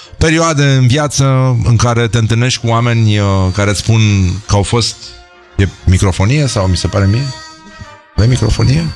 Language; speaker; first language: Romanian; native; Romanian